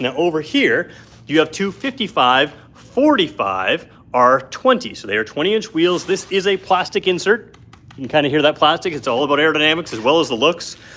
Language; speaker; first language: English; native; English